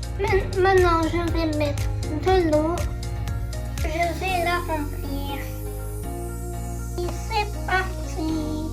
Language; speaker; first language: French; native; French